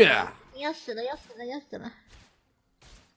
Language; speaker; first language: Chinese; native; Chinese